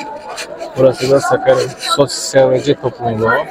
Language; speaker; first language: Turkish; non-native, fluent; Kyrgyz